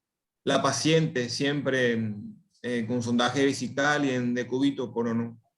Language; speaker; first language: Spanish; native; Spanish